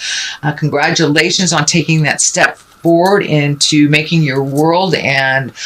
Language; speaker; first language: English; native; English